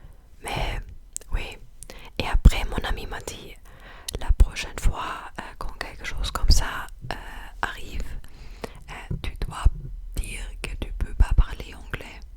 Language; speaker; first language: French; non-native, fluent; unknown